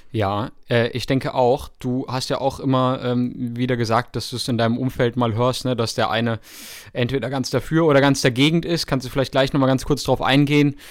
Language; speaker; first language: German; native; German